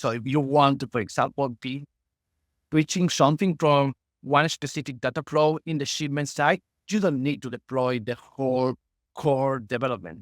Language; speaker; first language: English; non-native, fluent; Spanish